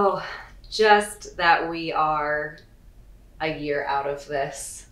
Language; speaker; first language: English; native; English